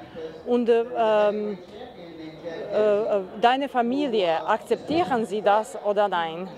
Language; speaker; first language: German; non-native, learner; Serbian